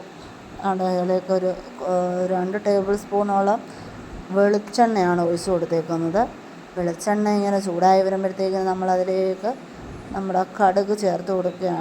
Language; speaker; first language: Malayalam; native; Malayalam